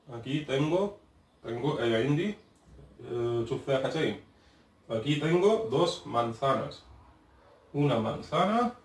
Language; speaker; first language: Spanish; non-native, fluent; Arabic